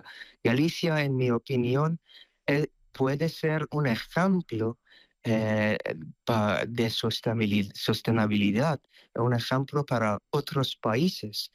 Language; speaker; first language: Spanish; non-native, fluent; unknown